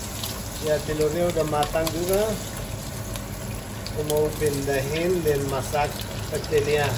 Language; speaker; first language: Indonesian; non-native, learner; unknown